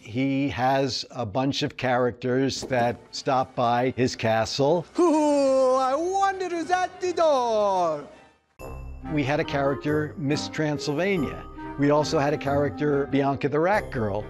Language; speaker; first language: English; native; English